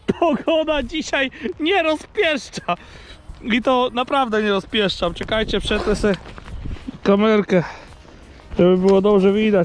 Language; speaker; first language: Polish; native; Polish